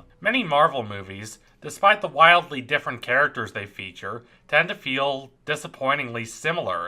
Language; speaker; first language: English; native; English